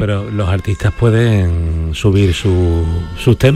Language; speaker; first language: Spanish; native; Spanish